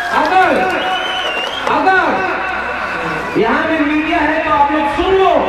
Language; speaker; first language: Hindi; non-native, local second language; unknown